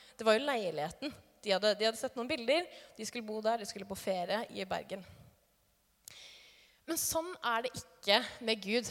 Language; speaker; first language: Norwegian; native; Norwegian